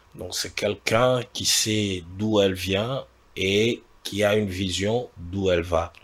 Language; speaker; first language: French; non-native, local second language; Swahili